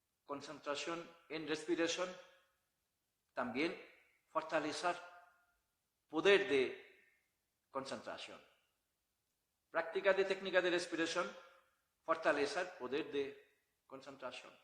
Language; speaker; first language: Spanish; non-native, learner; Bangla